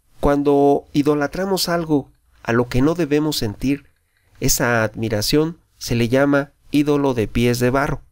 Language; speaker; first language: Spanish; native; Spanish